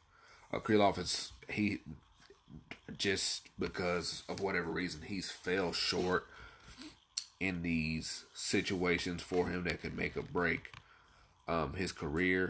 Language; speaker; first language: English; native; English